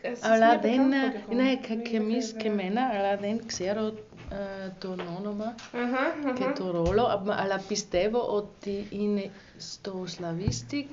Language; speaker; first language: Greek; non-native, learner; German